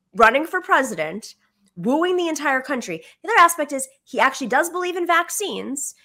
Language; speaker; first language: English; early bilingual, other home language; Greek